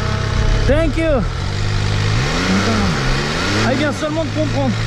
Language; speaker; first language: French; native; French